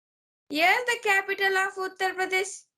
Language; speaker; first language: English; non-native, learner; Marathi